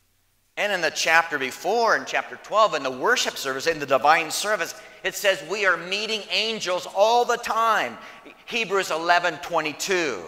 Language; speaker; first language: English; native; English